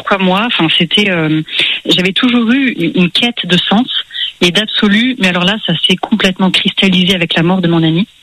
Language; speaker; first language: French; native; French